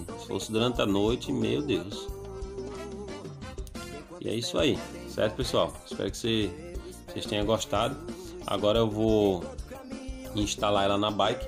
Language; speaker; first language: Portuguese; native; Portuguese